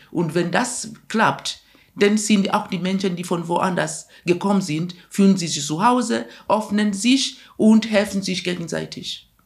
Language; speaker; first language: German; non-native, fluent; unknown